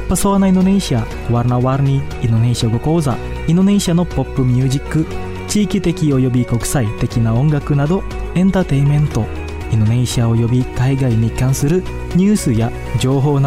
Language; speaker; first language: Japanese; non-native, fluent; Indonesian